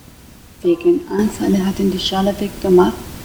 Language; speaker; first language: German; non-native, learner; Kurdish